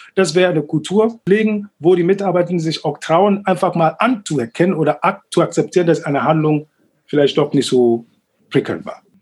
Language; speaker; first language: German; non-native, fluent; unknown